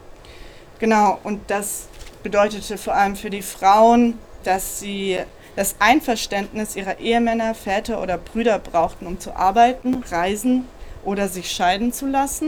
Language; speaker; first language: German; native; German